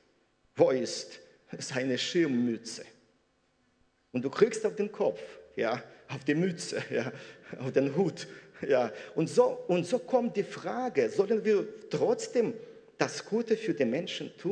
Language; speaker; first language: German; non-native, fluent; Russian